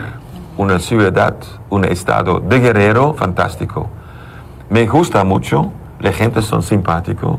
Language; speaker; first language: Spanish; non-native, learner; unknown